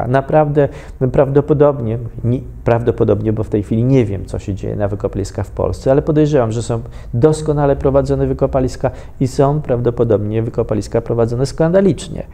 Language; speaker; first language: Polish; native; Polish